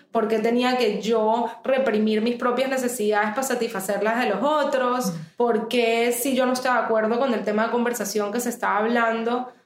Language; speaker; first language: Spanish; native; Spanish